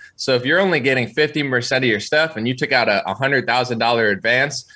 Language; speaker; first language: English; native; English